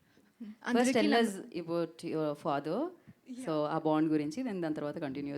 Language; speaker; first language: Telugu; native; Telugu